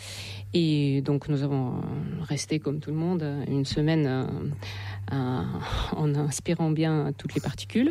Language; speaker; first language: French; non-native, fluent; Russian